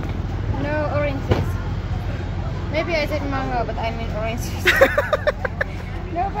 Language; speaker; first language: English; non-native, learner; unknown